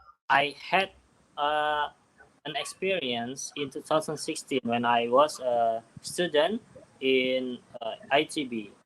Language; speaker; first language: English; non-native, learner; Indonesian